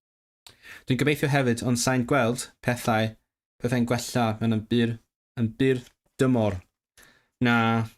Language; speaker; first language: Welsh; non-native, learner; Cantonese